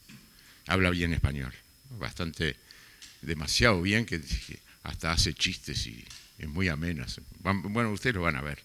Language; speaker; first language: Spanish; native; Spanish